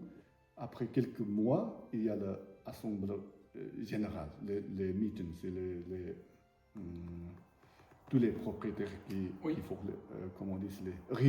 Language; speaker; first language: French; non-native, learner; Tibetan